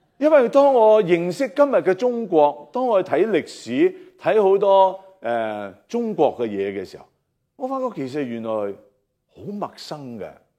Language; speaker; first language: Chinese; non-native, local second language; Cantonese